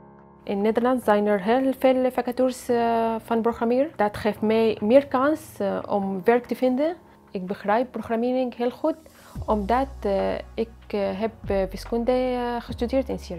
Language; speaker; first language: Dutch; non-native, learner; Arabic